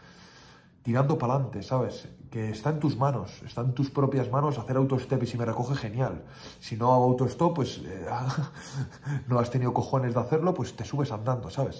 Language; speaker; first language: Spanish; native; Spanish